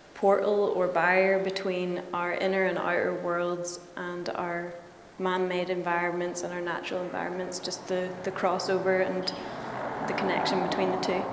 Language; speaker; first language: English; native; English